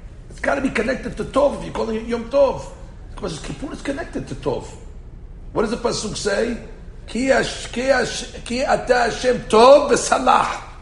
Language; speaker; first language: English; native; English